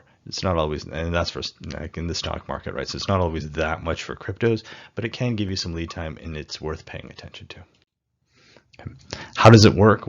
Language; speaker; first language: English; native; English